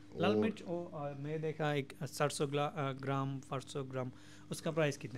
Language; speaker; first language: Hindi; non-native, learner; Bangla